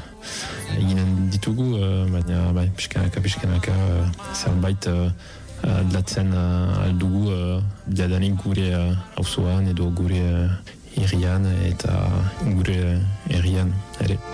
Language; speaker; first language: Basque; non-native, fluent; Italian